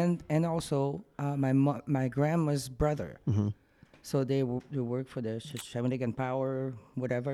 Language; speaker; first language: English; non-native, fluent; French